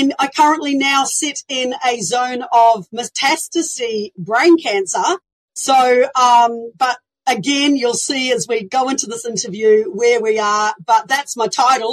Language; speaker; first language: English; native; English